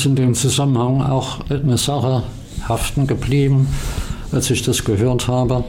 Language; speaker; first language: German; native; German